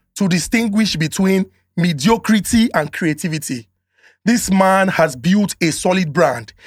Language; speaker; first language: Nigerian Pidgin; native; Nigerian Pidgin